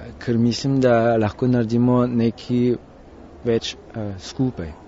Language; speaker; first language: Slovenian; early bilingual, heritage; Slovenian